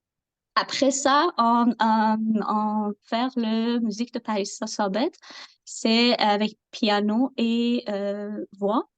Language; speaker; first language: French; non-native, learner; Persian